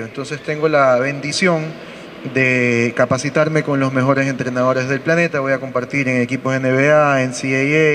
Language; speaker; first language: Spanish; native; Spanish